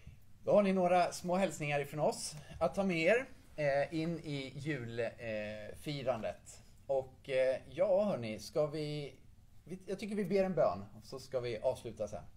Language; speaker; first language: Swedish; native; Swedish